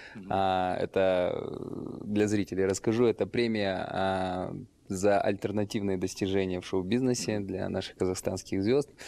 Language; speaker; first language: Russian; native; Russian